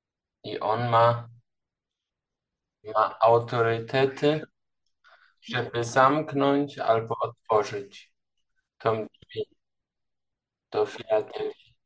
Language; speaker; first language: Polish; non-native, learner; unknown